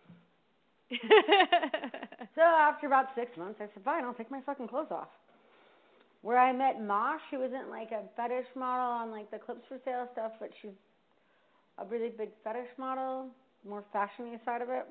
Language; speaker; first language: English; native; English